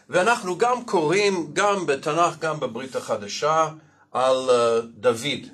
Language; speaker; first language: Hebrew; non-native, fluent; English